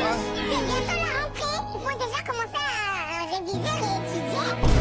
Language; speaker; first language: French; native; French